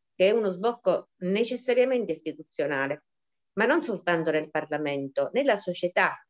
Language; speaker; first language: Italian; native; Italian